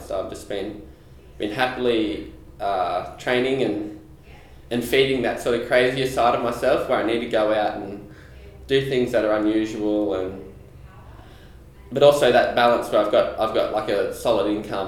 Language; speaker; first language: English; native; English